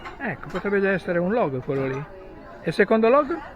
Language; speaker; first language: Italian; native; Italian